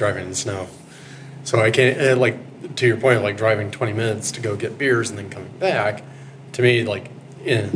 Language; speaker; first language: English; native; English